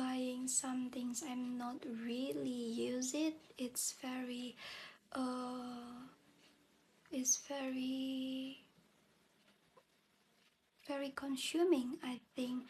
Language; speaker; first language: English; non-native, learner; Indonesian